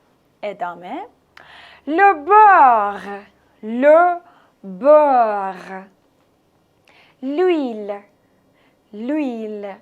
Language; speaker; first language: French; non-native, fluent; Persian